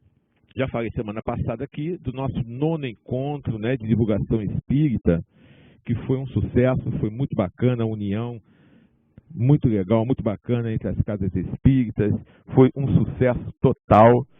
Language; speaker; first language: Portuguese; native; Portuguese